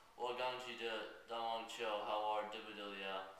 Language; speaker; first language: Chinese; non-native, learner; English